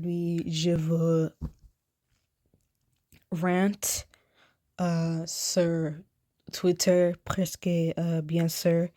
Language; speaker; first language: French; non-native, learner; English